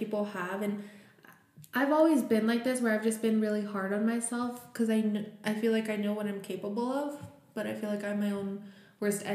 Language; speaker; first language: English; early bilingual, other home language; Spanish